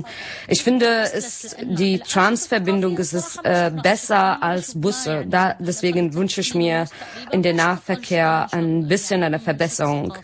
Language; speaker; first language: German; non-native, learner; Arabic